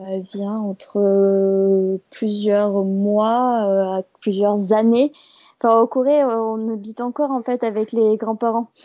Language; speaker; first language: French; native; French